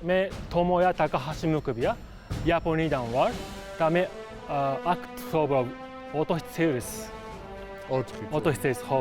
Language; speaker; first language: Georgian; non-native, learner; Japanese